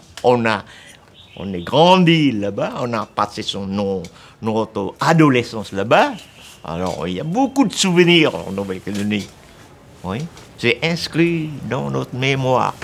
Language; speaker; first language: French; non-native, local second language; Vietnamese